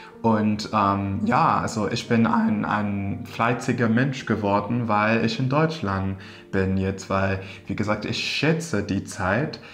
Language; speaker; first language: German; non-native, fluent; English